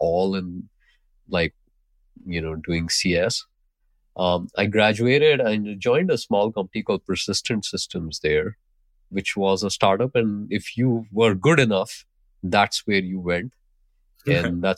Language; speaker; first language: English; non-native, local second language; Hindi